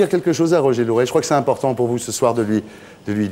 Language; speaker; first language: French; native; French